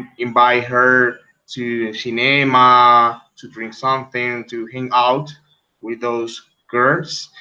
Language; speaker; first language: English; non-native, learner; Spanish